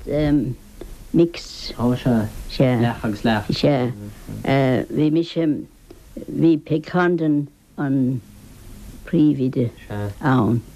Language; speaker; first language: Irish; native; Irish